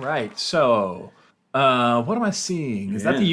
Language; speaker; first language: English; native; English